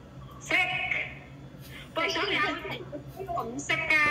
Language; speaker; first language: Cantonese; non-native, learner; Indonesian